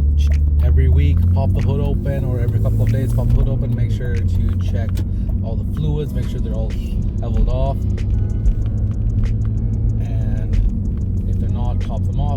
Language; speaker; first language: English; native; English